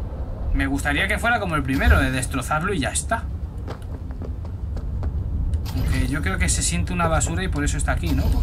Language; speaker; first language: Spanish; native; Spanish